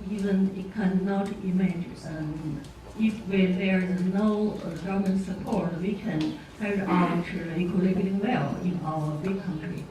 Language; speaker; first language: English; non-native, fluent; Chinese